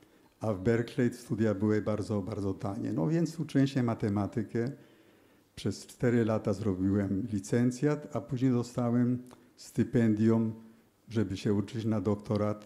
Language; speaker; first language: Polish; early bilingual, heritage; Polish